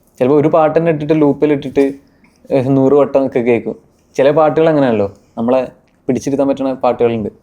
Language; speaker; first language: Malayalam; native; Malayalam